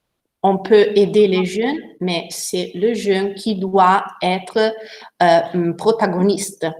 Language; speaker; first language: French; non-native, learner; Italian